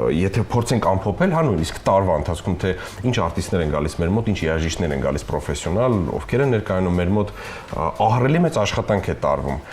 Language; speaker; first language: Armenian; native; Armenian